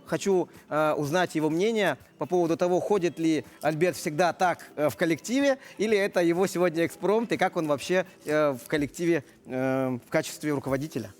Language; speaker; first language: Russian; native; Russian